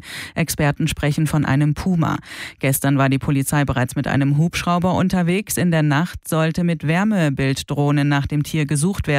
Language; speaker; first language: German; native; German